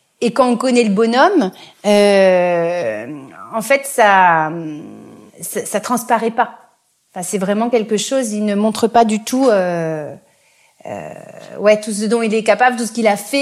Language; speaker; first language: French; native; French